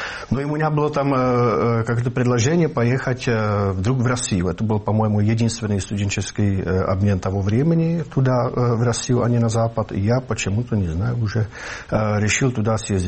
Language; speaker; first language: Russian; non-native, fluent; Czech